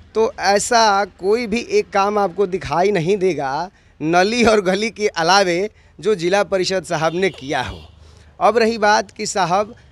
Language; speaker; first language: Hindi; native; Hindi